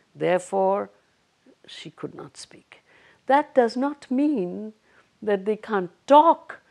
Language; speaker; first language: English; non-native, local second language; Bangla